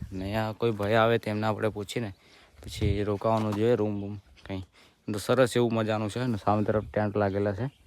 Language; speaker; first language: Gujarati; non-native, local second language; Rathawi